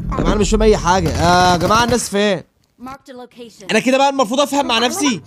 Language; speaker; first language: Arabic; native; Arabic